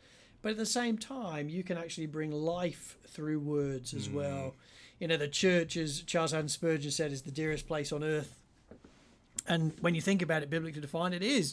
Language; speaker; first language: English; native; English